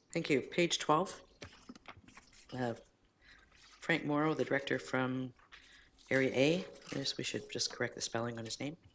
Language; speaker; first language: English; native; English